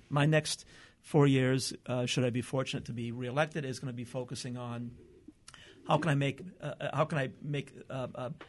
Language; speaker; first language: English; early bilingual, other home language; Portuguese